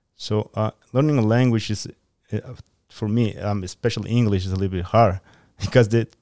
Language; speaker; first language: English; non-native, fluent; Spanish